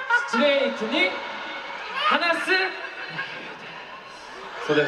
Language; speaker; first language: Japanese; non-native, learner; Korean